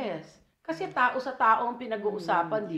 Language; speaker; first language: Filipino; native; Filipino